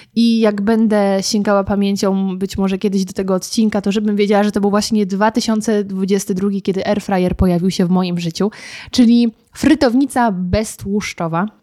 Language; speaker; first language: Polish; native; Polish